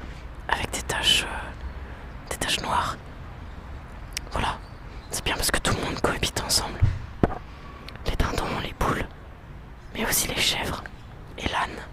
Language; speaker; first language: French; native; French